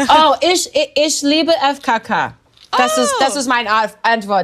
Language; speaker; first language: German; non-native, learner; English